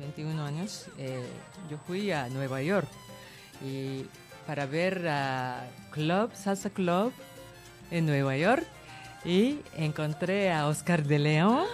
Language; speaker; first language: Spanish; non-native, learner; Japanese